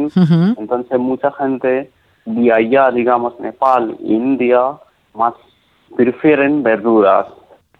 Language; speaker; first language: Spanish; non-native, learner; Nepali